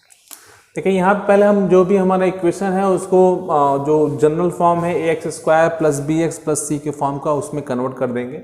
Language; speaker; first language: Hindi; native; Hindi